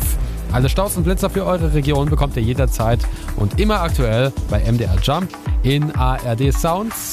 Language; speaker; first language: German; native; German